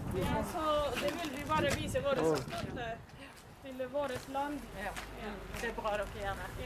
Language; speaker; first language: Norwegian; non-native, fluent; Oromo